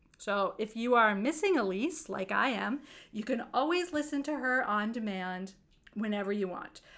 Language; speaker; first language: English; native; English